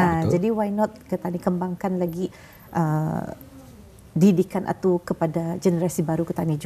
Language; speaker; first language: Malay; native; Malay